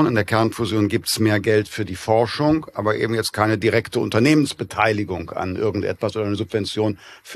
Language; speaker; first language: German; native; German